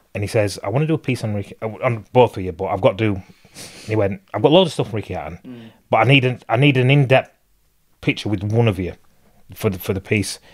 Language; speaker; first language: English; native; English